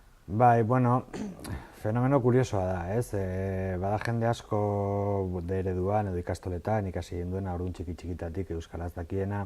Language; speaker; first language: Basque; non-native, local second language; Spanish